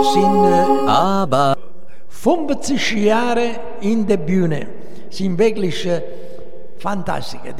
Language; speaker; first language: German; non-native, learner; Italian